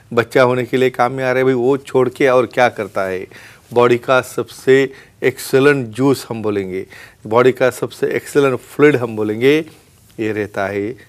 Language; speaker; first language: Hindi; non-native, local second language; Marathi